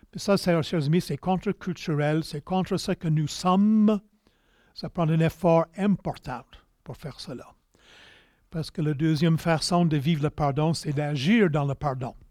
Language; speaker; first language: French; non-native, local second language; English